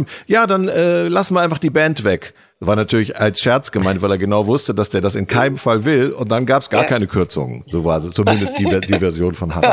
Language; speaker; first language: German; native; German